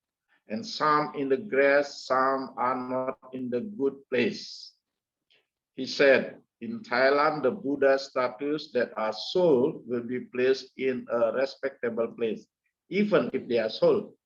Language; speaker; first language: English; non-native, fluent; Indonesian